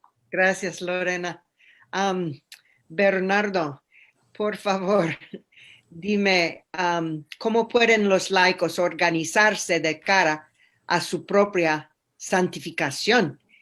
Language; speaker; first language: Spanish; non-native, fluent; English